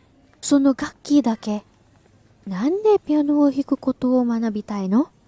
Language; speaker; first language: Japanese; non-native, learner; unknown